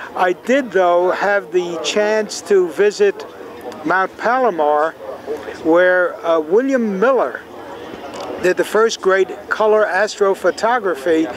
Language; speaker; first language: English; native; English